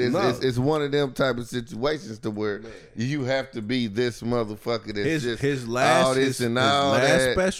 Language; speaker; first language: English; native; English